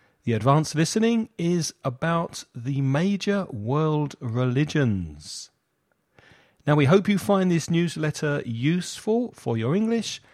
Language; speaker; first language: English; native; English